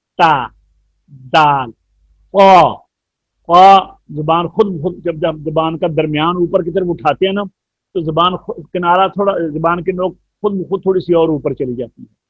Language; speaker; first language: Urdu; non-native, local second language; Punjabi